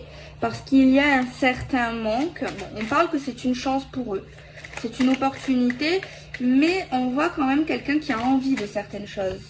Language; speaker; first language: French; native; French